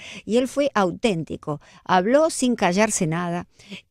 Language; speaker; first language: Spanish; native; Spanish